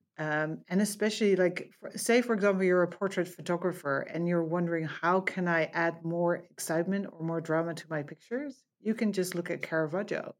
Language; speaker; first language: English; non-native, fluent; Dutch